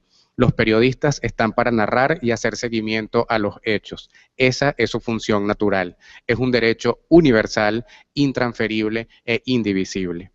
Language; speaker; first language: Spanish; native; Spanish